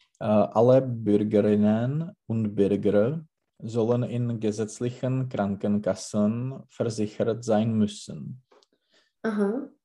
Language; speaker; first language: German; non-native, learner; Czech